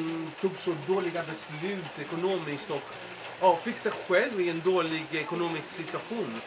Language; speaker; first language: Swedish; non-native, fluent; Spanish